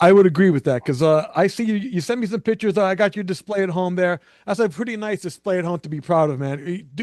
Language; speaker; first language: English; native; English